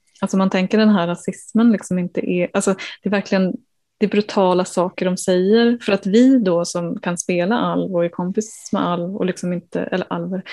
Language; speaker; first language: Swedish; native; Swedish